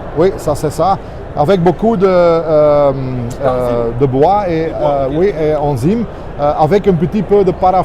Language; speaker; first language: French; non-native, local second language; Dutch